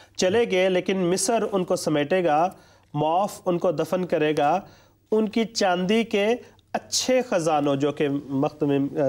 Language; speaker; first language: Urdu; non-native, local second language; Punjabi